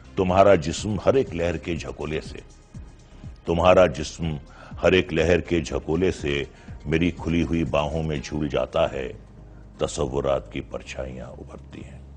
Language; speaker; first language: Hindi; native; Hindi